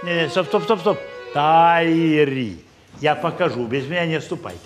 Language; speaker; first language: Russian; non-native, fluent; Lithuanian